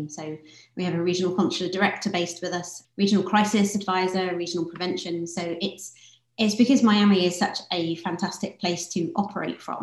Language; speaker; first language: English; native; English